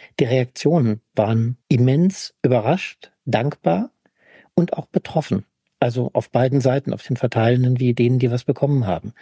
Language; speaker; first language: German; native; German